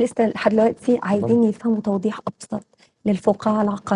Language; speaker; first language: Arabic; native; Arabic